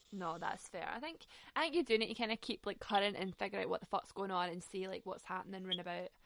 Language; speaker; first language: English; native; English